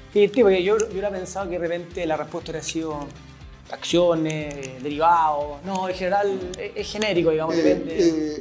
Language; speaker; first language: Spanish; native; Spanish